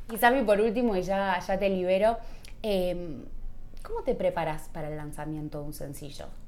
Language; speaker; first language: Spanish; native; Spanish